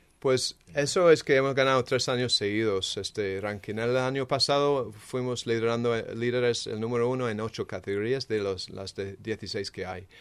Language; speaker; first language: Spanish; non-native, fluent; English